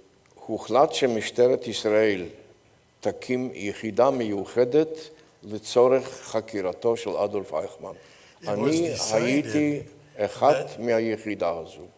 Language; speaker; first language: Hebrew; non-native, fluent; Polish